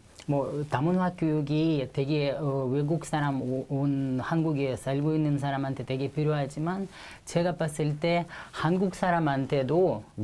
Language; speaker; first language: Korean; non-native, learner; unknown